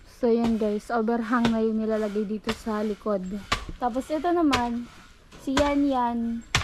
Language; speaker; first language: Filipino; non-native, local second language; Bikol